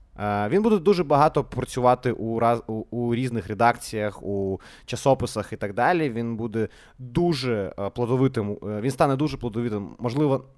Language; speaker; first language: Ukrainian; non-native, local second language; Russian